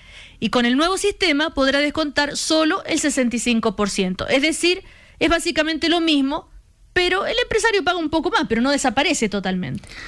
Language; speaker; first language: Spanish; native; Spanish